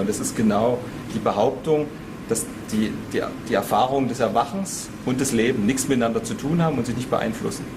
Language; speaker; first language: German; native; German